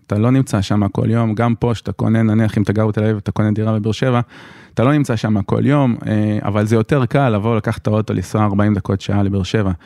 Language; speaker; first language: Hebrew; native; Hebrew